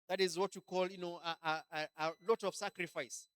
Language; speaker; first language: English; non-native, local second language; Swahili